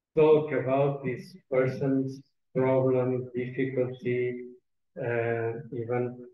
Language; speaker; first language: English; non-native, fluent; Portuguese